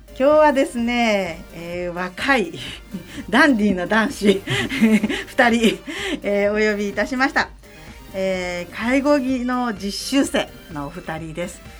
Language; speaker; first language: Japanese; native; Japanese